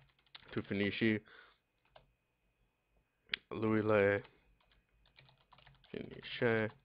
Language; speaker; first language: Italian; non-native, learner; English